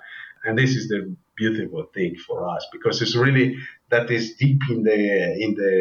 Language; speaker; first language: English; non-native, learner; Italian